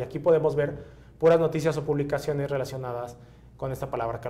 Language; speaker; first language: Spanish; native; Spanish